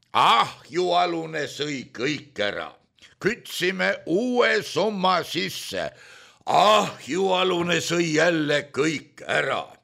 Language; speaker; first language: Estonian; native; Estonian